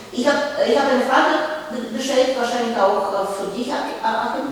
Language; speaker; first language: German; non-native, fluent; Russian